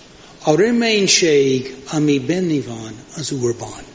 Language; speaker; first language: Hungarian; non-native, fluent; English